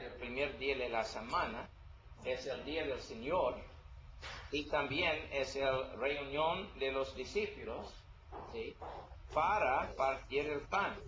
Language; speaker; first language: Spanish; non-native, learner; English